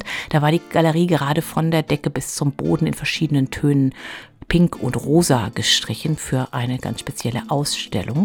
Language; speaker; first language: German; native; German